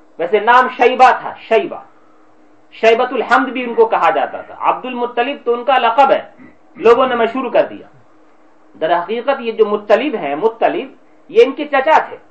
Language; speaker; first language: Urdu; native; Urdu